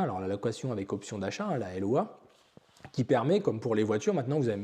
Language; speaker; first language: French; native; French